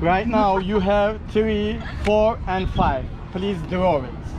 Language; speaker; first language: English; non-native, learner; Turkish